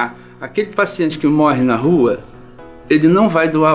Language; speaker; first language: Portuguese; native; Portuguese